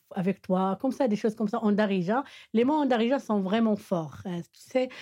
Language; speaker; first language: French; non-native, local second language; Arabic